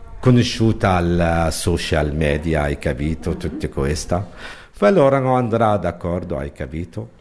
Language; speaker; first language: Italian; non-native, learner; Arabic